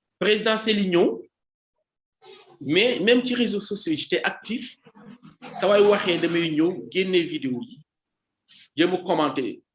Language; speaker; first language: Wolof; non-native, local second language; Jola-Fonyi